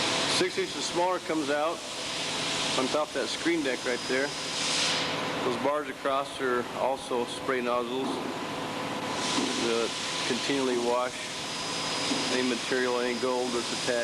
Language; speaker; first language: English; native; English